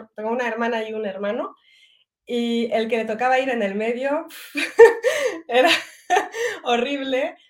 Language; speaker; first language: Spanish; non-native, fluent; French